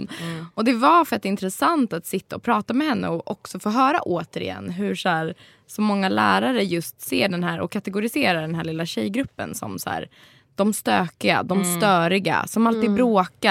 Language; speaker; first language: Swedish; native; Swedish